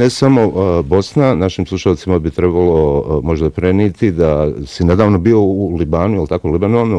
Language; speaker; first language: Bosnian; native; Bosnian